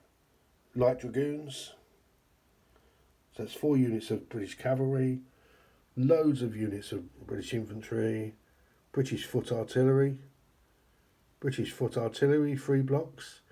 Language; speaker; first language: English; native; English